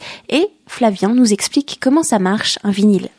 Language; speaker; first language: French; native; French